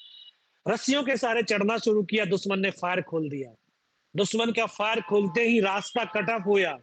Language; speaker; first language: Hindi; native; Hindi